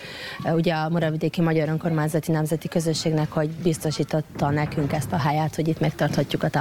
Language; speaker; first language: Hungarian; native; Hungarian